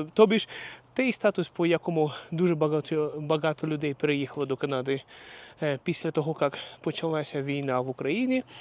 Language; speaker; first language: Ukrainian; non-native, local second language; Russian